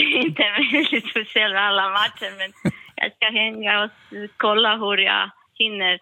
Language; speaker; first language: Swedish; non-native, learner; Bosnian